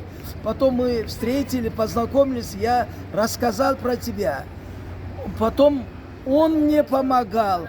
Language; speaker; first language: Russian; non-native, local second language; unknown